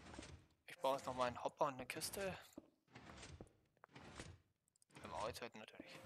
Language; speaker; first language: German; native; German